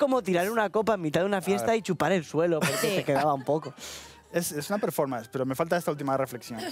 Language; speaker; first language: Spanish; native; Spanish